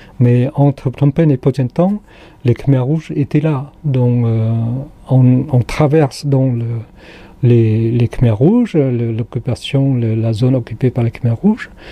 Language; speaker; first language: French; non-native, fluent; Khmer